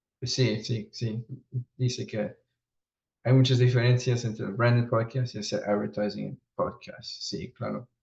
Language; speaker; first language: Spanish; early bilingual, heritage; Spanish